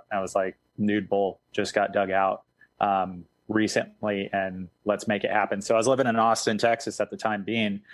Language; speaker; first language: English; native; English